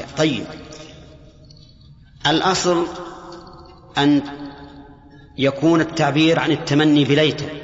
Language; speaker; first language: Arabic; native; Arabic